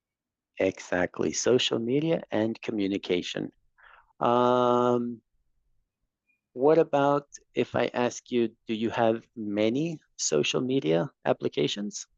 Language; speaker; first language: English; non-native, fluent; Spanish